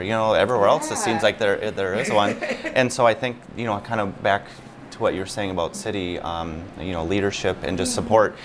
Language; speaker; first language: English; native; English